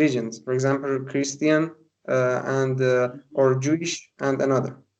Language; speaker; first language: English; non-native, learner; Persian